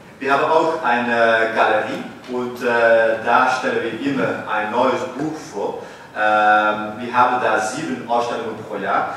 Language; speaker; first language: German; non-native, fluent; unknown